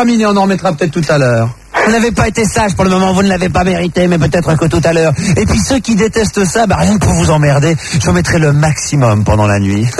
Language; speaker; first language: French; native; French